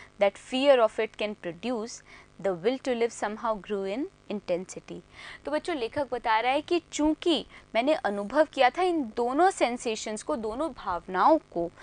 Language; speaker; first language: Hindi; native; Hindi